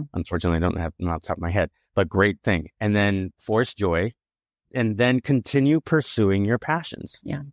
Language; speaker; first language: English; native; English